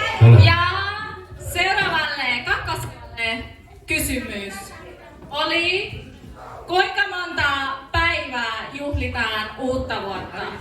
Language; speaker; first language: Finnish; non-native, fluent; Khmer